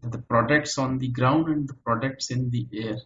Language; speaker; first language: English; native; English